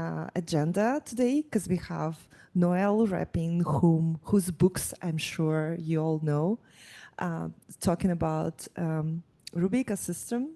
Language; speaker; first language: English; non-native, fluent; Russian